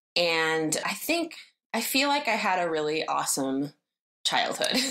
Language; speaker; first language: English; native; English